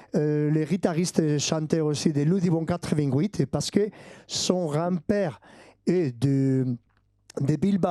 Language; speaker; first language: French; non-native, fluent; Basque